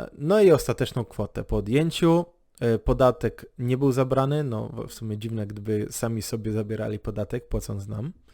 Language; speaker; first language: Polish; native; Polish